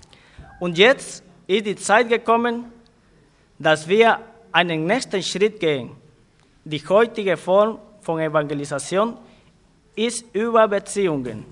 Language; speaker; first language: German; non-native, fluent; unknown